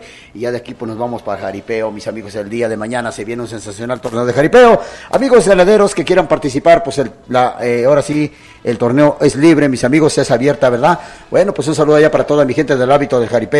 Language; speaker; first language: Spanish; native; Spanish